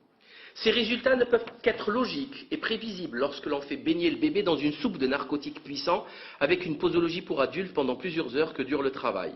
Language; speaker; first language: French; native; French